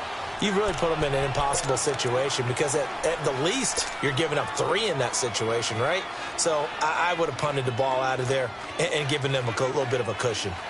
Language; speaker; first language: English; native; English